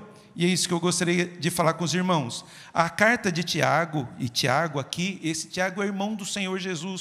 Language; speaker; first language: Portuguese; native; Portuguese